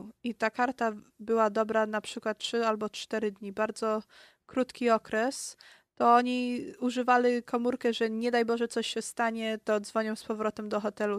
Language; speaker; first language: Polish; early bilingual, heritage; Polish